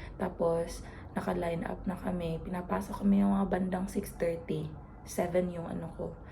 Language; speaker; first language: Filipino; non-native, local second language; Cebuano